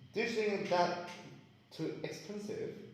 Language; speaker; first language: English; non-native, learner; Thai